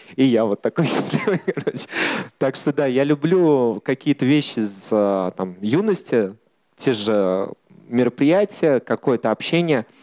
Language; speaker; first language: Russian; native; Russian